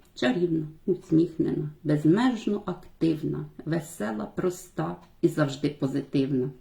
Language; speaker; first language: Ukrainian; native; Ukrainian